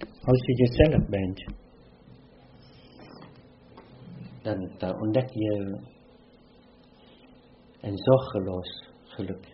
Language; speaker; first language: Dutch; non-native, fluent; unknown